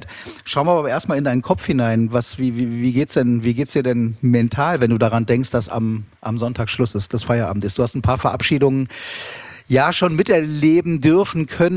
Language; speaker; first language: German; native; German